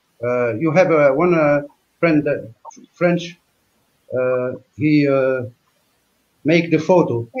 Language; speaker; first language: English; non-native, learner; French